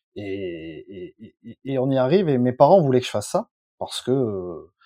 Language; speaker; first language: French; native; French